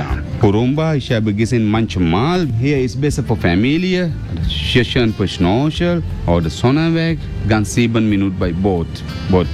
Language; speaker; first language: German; non-native, learner; Sinhala